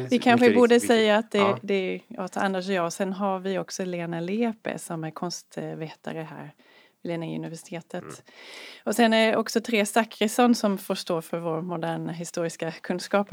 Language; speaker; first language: Swedish; non-native, fluent; English